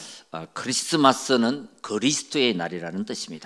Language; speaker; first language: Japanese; non-native, fluent; Korean